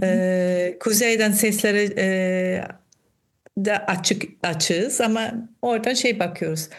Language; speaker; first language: Turkish; non-native, fluent; German